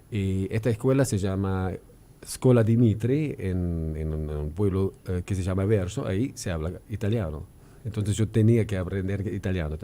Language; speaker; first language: Spanish; non-native, fluent; German